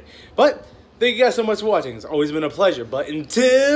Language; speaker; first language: English; native; English